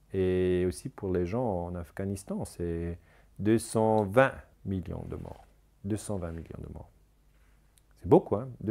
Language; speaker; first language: French; non-native, local second language; German